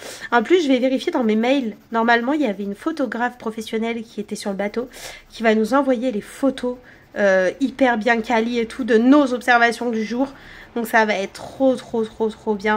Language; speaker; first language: French; native; French